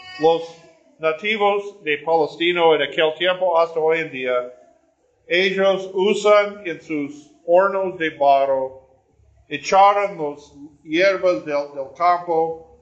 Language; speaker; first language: Spanish; non-native, learner; English